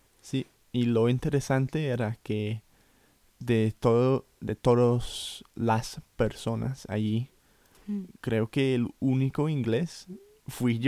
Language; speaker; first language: Spanish; non-native, fluent; English